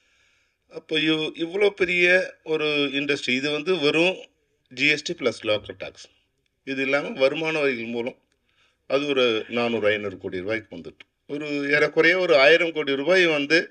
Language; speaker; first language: Tamil; native; Tamil